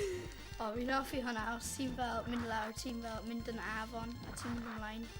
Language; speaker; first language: Welsh; non-native, local second language; English